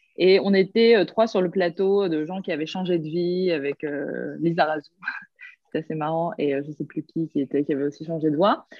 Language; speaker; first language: French; early bilingual, other home language; Korean